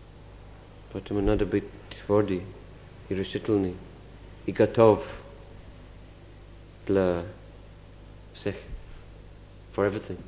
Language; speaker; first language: Russian; non-native, fluent; English